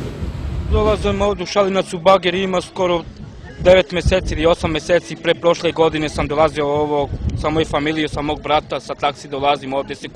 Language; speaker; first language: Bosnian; non-native, local second language; Romany